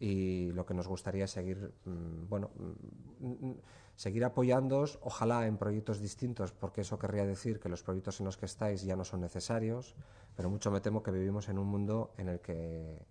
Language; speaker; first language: Spanish; non-native, local second language; Basque